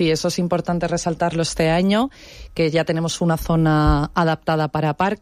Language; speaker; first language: Spanish; native; Spanish